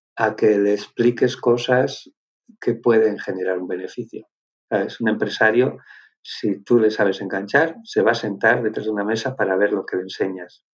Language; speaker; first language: Spanish; native; Spanish